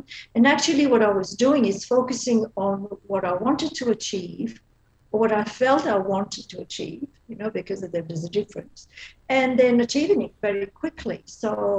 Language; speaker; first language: English; non-native, fluent; Dutch